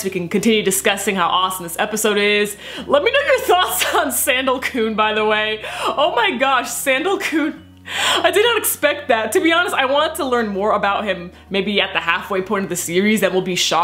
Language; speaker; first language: English; native; English